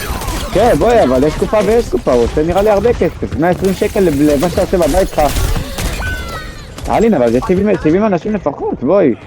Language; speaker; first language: Hebrew; native; Hebrew